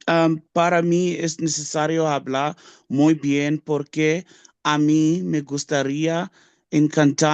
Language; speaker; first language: Spanish; non-native, learner; English